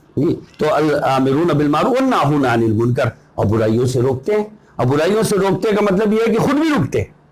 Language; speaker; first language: Urdu; native; Urdu